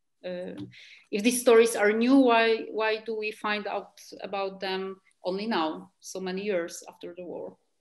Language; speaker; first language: English; non-native, fluent; Polish